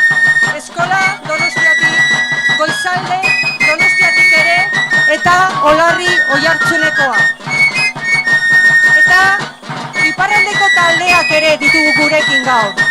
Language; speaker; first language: Basque; native; Basque